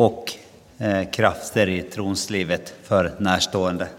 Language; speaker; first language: Swedish; non-native, local second language; Finnish